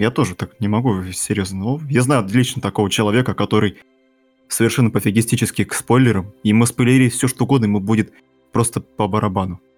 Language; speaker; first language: Russian; native; Russian